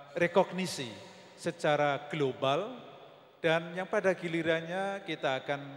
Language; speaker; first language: Indonesian; native; Indonesian